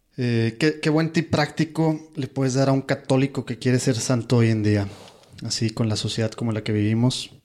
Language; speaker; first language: Spanish; native; Spanish